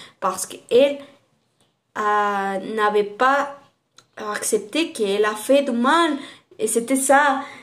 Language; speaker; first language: French; non-native, learner; Spanish